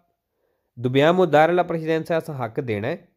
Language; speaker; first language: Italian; non-native, learner; Punjabi